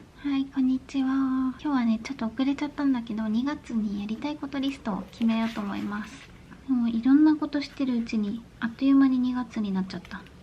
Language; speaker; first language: Japanese; native; Japanese